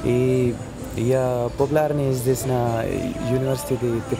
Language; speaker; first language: Russian; non-native, learner; English